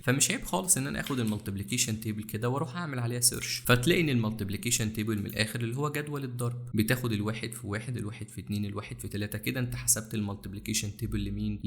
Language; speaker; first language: Arabic; native; Arabic